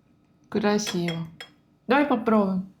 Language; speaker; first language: Russian; non-native, learner; Japanese